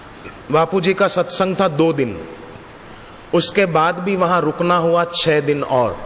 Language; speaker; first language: Hindi; native; Hindi